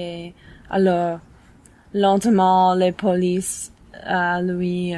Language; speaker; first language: French; non-native, learner; English